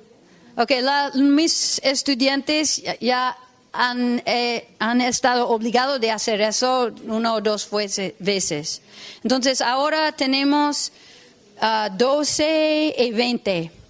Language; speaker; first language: Spanish; non-native, fluent; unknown